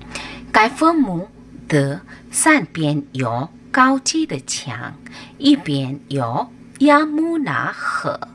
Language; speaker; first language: Chinese; non-native, learner; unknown